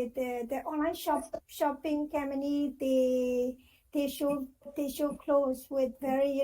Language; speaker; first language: English; non-native, fluent; Burmese